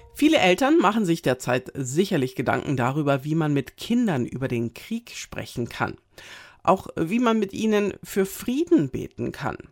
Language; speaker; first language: German; native; German